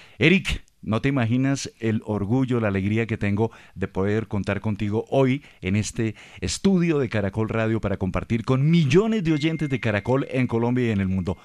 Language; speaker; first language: Spanish; native; Spanish